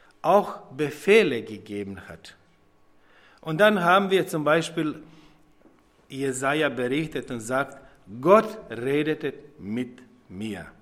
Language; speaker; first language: German; non-native, fluent; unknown